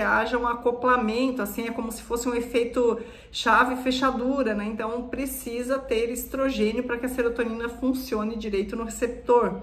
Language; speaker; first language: Portuguese; native; Portuguese